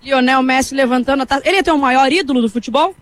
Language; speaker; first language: Portuguese; native; Portuguese